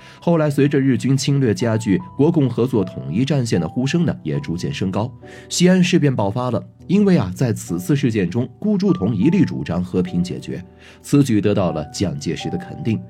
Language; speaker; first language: Chinese; native; Chinese